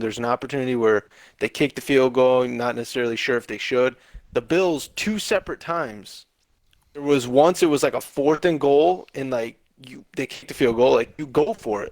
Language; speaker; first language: English; native; English